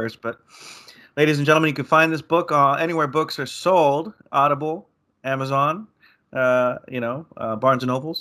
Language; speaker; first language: English; native; English